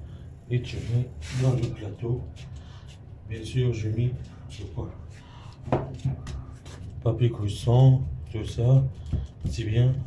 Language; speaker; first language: French; non-native, learner; Arabic